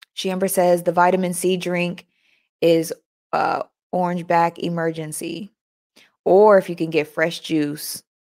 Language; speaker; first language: English; native; English